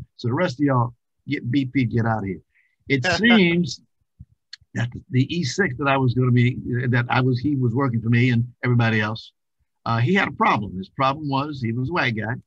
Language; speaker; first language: English; native; English